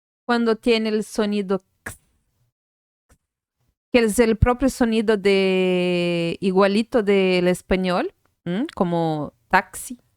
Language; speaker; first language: Spanish; non-native, fluent; Portuguese